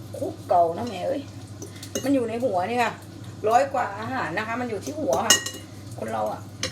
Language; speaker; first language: Thai; native; Thai